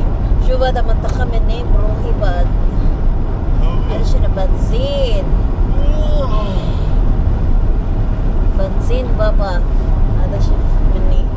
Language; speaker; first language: Arabic; non-native, learner; Filipino